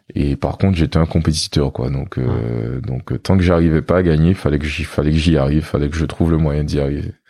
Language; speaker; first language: French; native; French